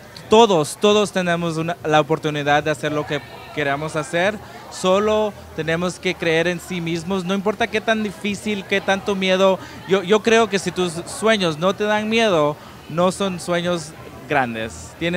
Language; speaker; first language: Spanish; early bilingual, heritage; Spanish